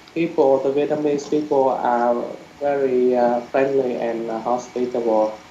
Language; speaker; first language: English; non-native, learner; Vietnamese